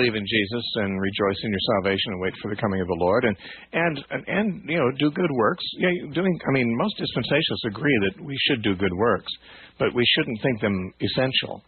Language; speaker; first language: English; native; English